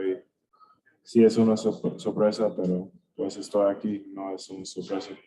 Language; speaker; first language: Spanish; early bilingual, heritage; English